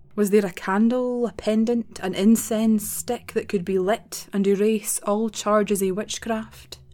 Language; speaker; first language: English; native; English